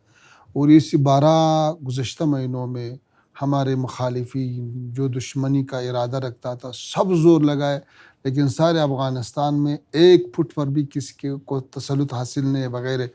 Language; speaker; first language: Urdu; non-native, fluent; Pashto